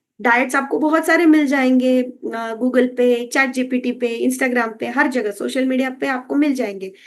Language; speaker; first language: Hindi; non-native, local second language; Kannada